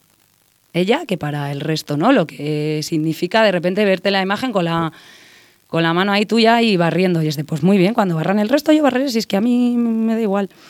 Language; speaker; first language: Spanish; native; Spanish